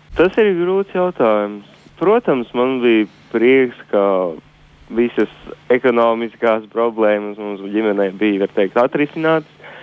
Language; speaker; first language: Latvian; native; Latvian